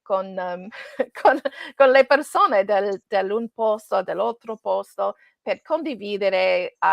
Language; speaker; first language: Italian; non-native, learner; English